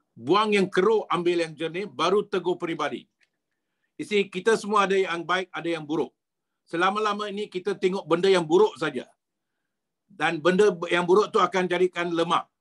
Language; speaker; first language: Malay; native; Malay